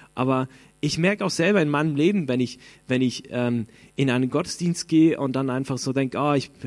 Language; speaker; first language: German; native; German